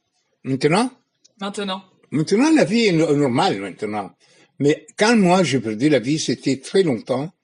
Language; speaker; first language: French; non-native, fluent; Arabic